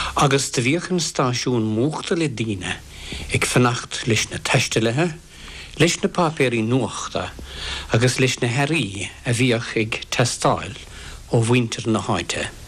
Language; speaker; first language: Irish; native; Irish